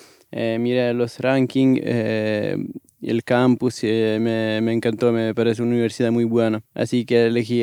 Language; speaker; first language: Spanish; non-native, fluent; Italian